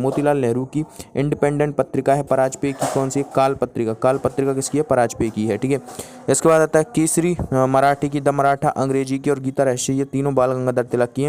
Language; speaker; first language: Hindi; native; Hindi